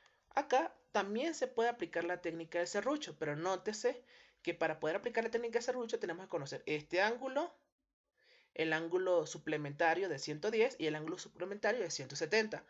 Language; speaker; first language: Spanish; native; Spanish